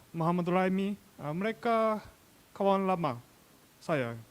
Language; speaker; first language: Indonesian; non-native, learner; Japanese